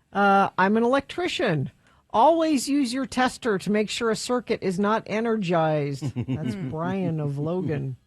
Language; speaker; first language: English; native; English